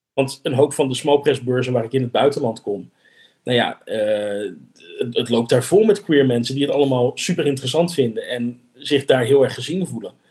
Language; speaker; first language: Dutch; native; Dutch